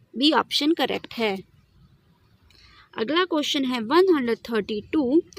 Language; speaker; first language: Hindi; native; Hindi